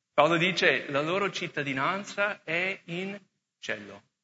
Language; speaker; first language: Italian; non-native, fluent; English